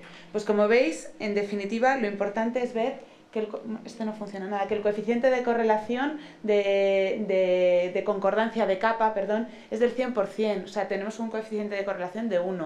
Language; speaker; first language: Spanish; native; Spanish